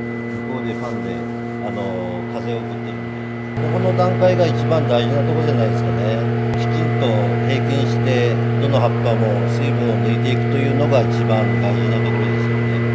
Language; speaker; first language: Japanese; native; Japanese